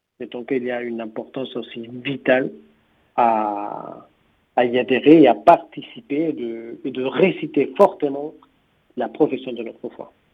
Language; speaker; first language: French; non-native, fluent; Spanish